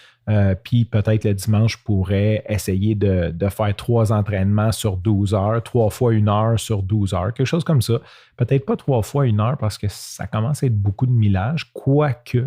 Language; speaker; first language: French; native; French